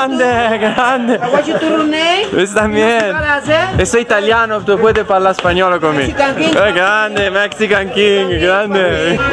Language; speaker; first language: Spanish; non-native, learner; Italian